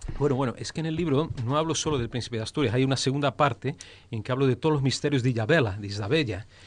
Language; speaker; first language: Spanish; early bilingual, heritage; Spanish